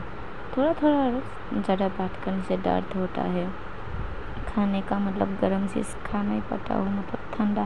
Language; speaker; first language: Hindi; non-native, local second language; Assamese